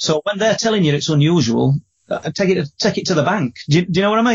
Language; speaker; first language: English; native; English